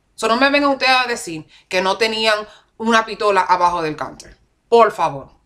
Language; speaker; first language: Spanish; early bilingual, heritage; Spanish